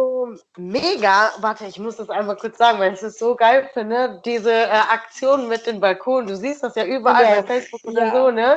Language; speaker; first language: German; native; German